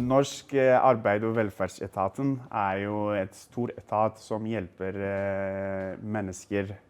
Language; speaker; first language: Norwegian; non-native, fluent; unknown